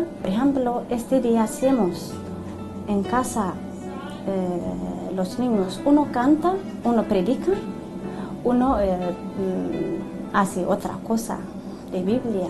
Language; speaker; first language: Spanish; non-native, learner; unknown